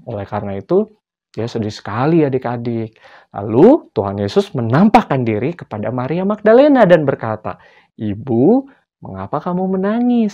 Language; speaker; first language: Indonesian; native; Indonesian